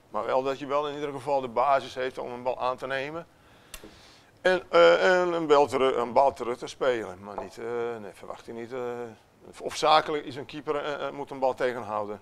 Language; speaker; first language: Dutch; non-native, fluent; Italian